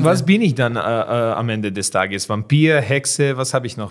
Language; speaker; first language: German; non-native, fluent; Serbian